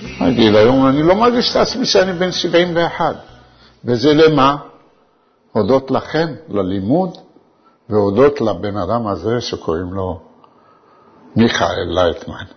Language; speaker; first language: Hebrew; non-native, fluent; Arabic